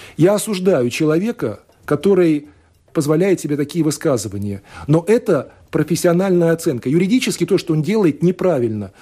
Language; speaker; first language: Russian; native; Russian